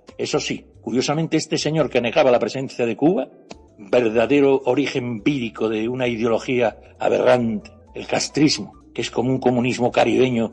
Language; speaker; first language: Spanish; native; Spanish